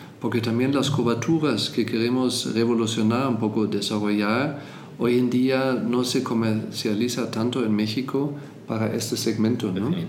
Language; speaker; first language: Spanish; non-native, fluent; German